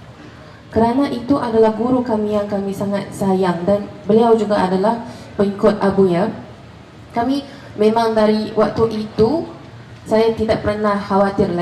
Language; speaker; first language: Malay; non-native, fluent; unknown